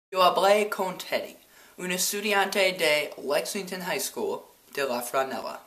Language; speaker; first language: Spanish; non-native, learner; English